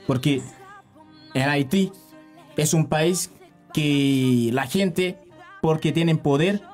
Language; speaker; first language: Spanish; non-native, learner; Haitian Creole